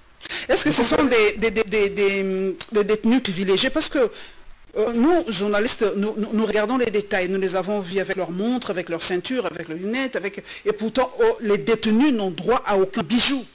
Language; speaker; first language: French; non-native, local second language; Lingala